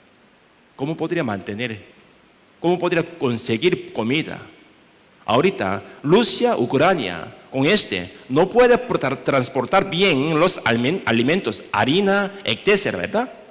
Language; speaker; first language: Spanish; non-native, learner; Korean